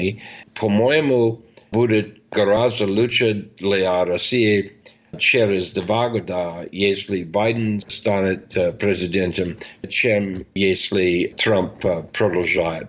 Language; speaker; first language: Russian; non-native, fluent; English